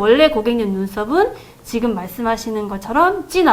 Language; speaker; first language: Korean; native; Korean